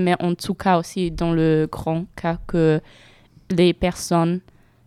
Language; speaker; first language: French; non-native, learner; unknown